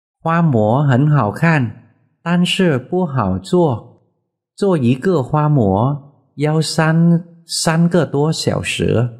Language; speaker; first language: Chinese; non-native, fluent; Vietnamese